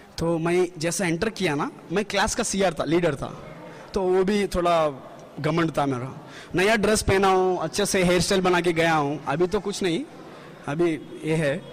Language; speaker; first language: Hindi; non-native, local second language; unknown